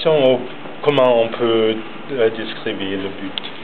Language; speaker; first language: French; non-native, learner; German